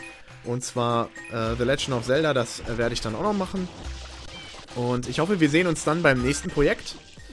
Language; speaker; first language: German; native; German